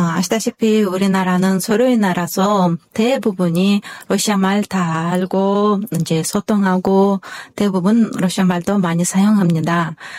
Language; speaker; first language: Korean; non-native, fluent; Kyrgyz